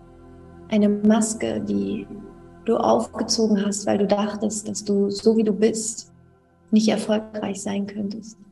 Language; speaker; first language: German; native; German